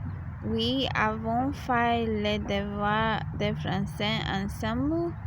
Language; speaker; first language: French; non-native, learner; English